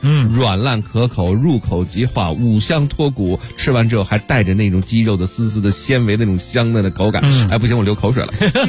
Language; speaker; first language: Chinese; native; Chinese